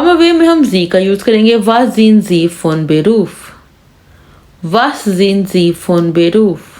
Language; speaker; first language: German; non-native, fluent; Urdu